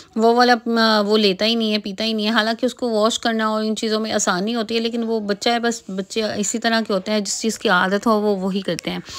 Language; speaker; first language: Urdu; native; Urdu